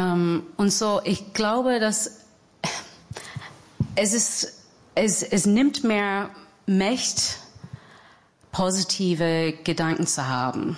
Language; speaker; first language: German; non-native, fluent; English